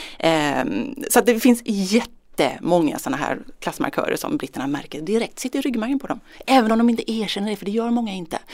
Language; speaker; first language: Swedish; native; Swedish